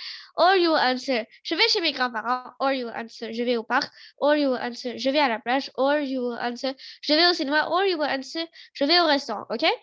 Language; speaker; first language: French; non-native, fluent; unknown